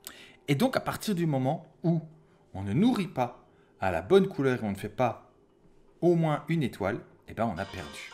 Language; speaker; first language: French; native; French